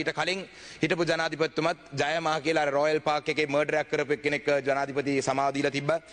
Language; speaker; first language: Sinhala; non-native, local second language; Tamil